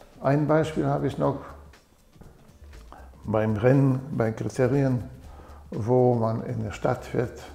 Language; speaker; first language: German; non-native, fluent; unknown